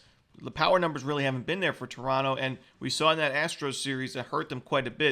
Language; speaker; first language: English; native; English